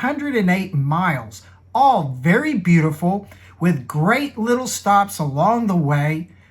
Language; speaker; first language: English; native; English